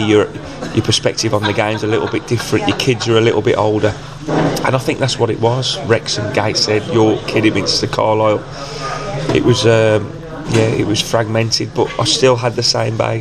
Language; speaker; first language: English; native; English